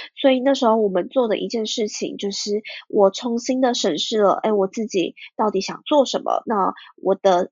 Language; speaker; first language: Chinese; early bilingual, heritage; Chinese